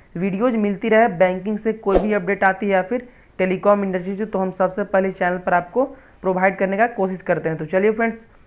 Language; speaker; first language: Hindi; native; Hindi